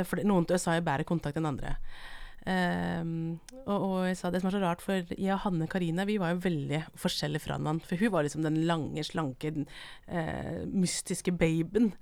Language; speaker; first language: Norwegian; non-native, local second language; Vietnamese